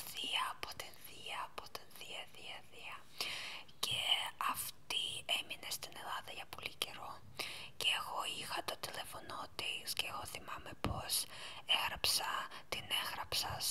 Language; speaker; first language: Greek; non-native, learner; Ukrainian